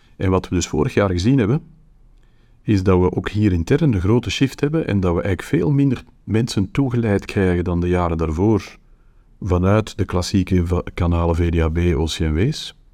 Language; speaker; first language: Dutch; native; Dutch